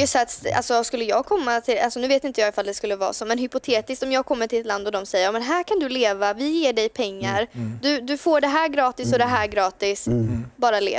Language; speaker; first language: Swedish; native; Swedish